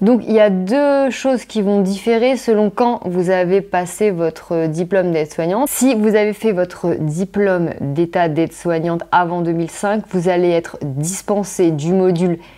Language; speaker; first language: French; native; French